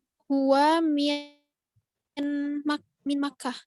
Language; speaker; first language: Arabic; non-native, learner; Indonesian